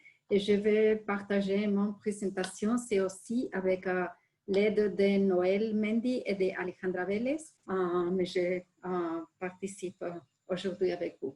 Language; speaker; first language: French; non-native, fluent; Spanish